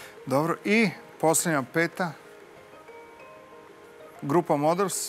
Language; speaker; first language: Serbian; native; Serbian